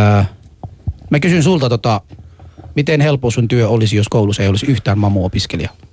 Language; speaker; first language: Finnish; early bilingual, other home language; Somali